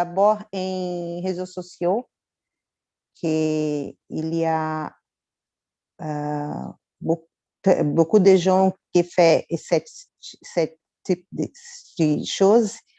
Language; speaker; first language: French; non-native, learner; Portuguese